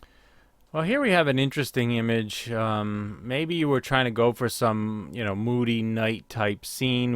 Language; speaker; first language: English; native; English